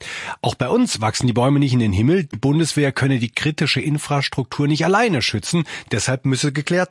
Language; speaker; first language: German; native; German